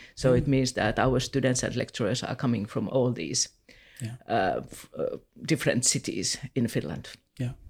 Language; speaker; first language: English; non-native, fluent; Finnish